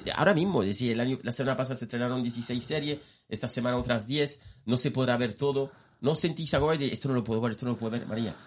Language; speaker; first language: Spanish; non-native, fluent; French